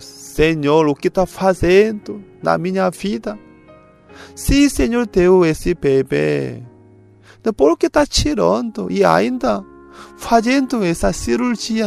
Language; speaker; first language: Portuguese; non-native, fluent; Korean